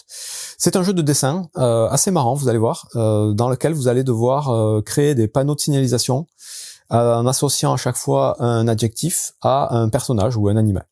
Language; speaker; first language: French; native; French